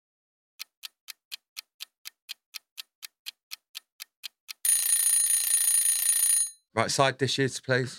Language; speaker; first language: English; native; English